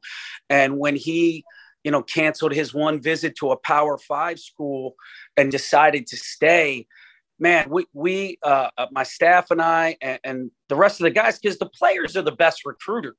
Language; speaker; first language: English; native; English